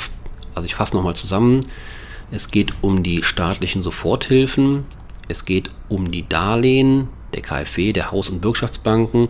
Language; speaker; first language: German; native; German